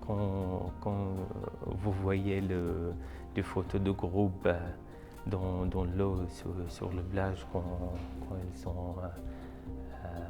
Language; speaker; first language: French; non-native, learner; Arabic